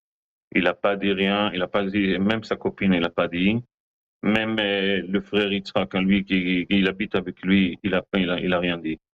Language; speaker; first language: French; non-native, learner; Hebrew